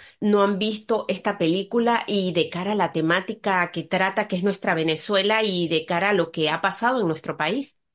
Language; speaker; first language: Spanish; native; Spanish